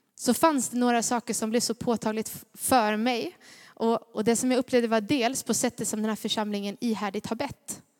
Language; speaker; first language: Swedish; native; Swedish